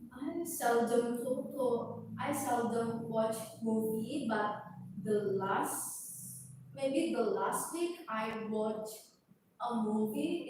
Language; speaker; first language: English; non-native, learner; Indonesian